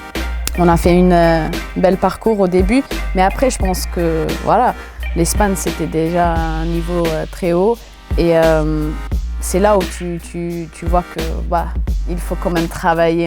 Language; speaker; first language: French; non-native, local second language; German